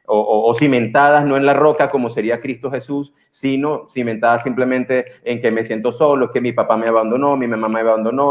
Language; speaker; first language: Spanish; native; Spanish